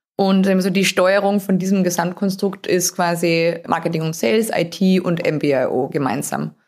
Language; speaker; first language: German; native; German